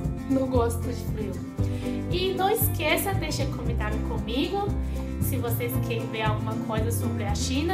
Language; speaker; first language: Portuguese; non-native, fluent; Chinese